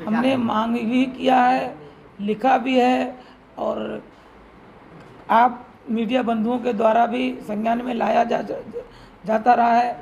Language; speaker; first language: Hindi; native; Hindi